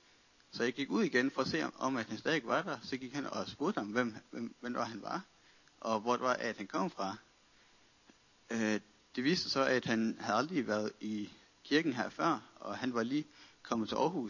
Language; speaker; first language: Danish; native; Danish